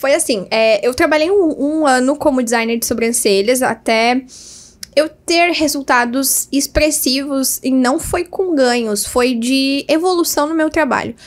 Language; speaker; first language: Portuguese; native; Portuguese